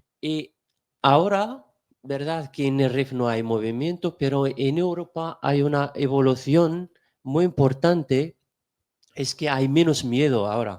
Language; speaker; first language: Spanish; non-native, fluent; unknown